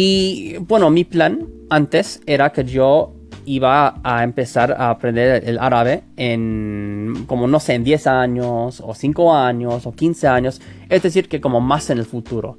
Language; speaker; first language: Spanish; non-native, fluent; English